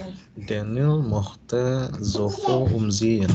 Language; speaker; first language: German; non-native, learner; Indonesian